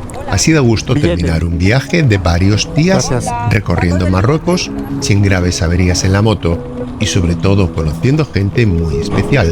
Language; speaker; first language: Spanish; native; Spanish